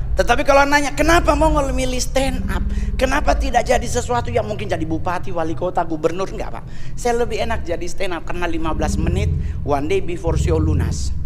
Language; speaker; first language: Indonesian; native; Indonesian